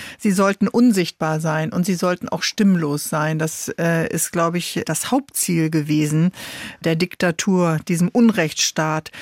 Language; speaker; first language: German; native; German